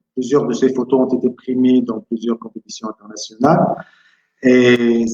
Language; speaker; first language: French; non-native, local second language; Arabic